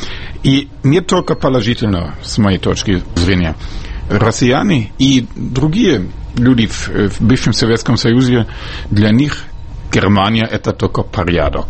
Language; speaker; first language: Russian; non-native, fluent; German